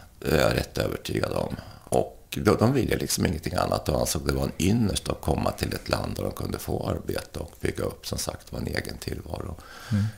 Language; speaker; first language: Swedish; early bilingual, other home language; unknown